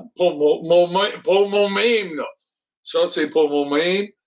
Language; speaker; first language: French; non-native, learner; English